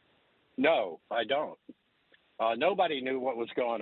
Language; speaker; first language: English; native; English